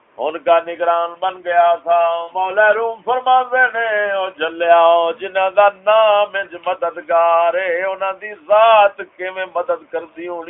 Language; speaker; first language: Urdu; non-native, local second language; Punjabi